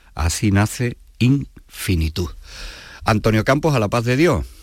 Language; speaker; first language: Spanish; native; Spanish